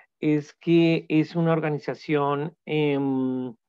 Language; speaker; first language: Spanish; native; Spanish